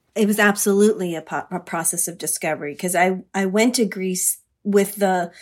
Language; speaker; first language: English; early bilingual, other home language; Hindi